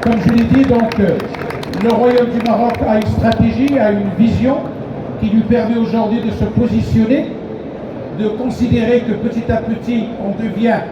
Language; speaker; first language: French; non-native, local second language; Arabic